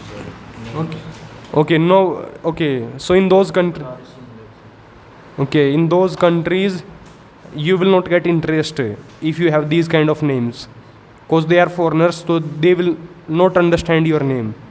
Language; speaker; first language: English; non-native, local second language; Hindi